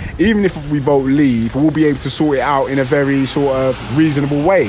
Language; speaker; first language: English; native; English